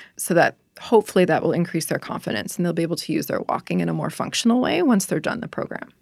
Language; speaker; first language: English; native; English